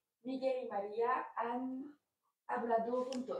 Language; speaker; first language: Spanish; non-native, learner; French